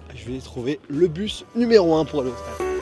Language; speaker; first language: French; native; French